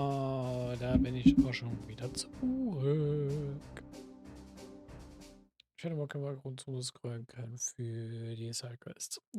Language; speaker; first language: German; native; German